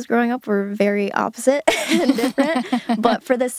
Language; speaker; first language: English; native; English